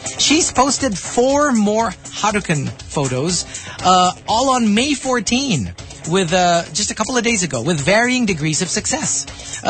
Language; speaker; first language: English; non-native, local second language; Filipino